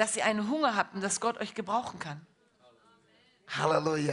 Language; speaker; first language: German; non-native, fluent; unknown